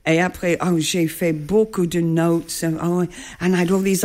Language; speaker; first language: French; non-native, learner; English